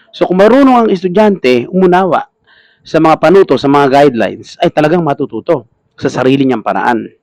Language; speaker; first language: Filipino; native; Filipino